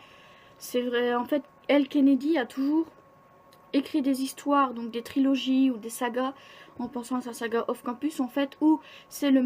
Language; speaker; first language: French; native; French